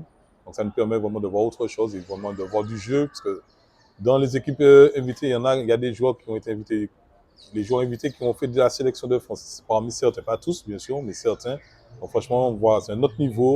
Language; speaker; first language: French; native; French